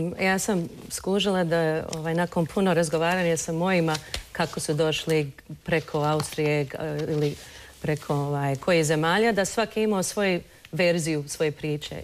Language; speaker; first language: Croatian; early bilingual, heritage; Croatian